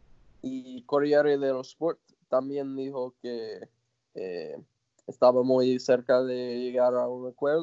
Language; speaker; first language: Spanish; non-native, fluent; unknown